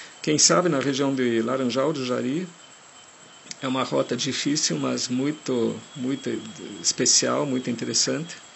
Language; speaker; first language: Portuguese; non-native, fluent; German